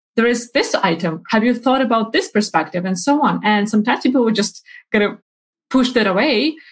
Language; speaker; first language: English; non-native, fluent; Ukrainian